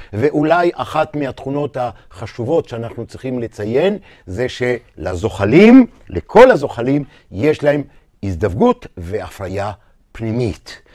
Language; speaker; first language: Hebrew; native; Hebrew